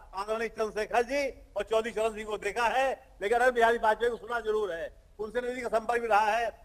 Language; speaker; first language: Hindi; native; Hindi